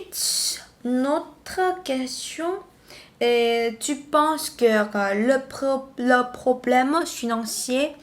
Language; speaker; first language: French; non-native, learner; Vietnamese